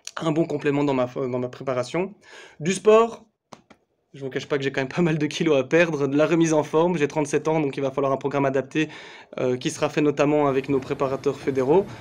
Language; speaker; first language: French; native; French